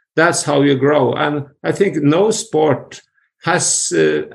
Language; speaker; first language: English; non-native, fluent; Norwegian